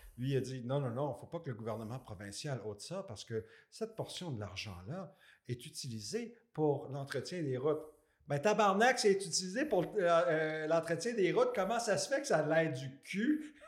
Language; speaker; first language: French; native; French